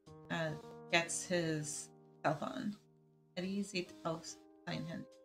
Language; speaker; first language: German; non-native, learner; Spanish